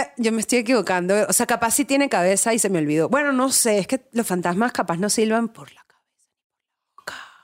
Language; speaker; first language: Spanish; native; Spanish